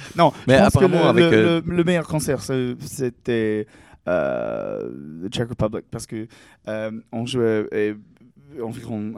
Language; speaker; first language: French; non-native, learner; English